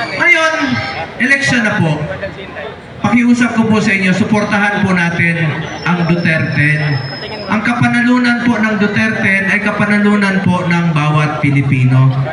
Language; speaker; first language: Filipino; non-native, local second language; Cebuano